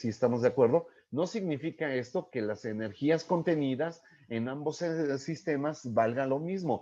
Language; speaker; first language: Spanish; native; Spanish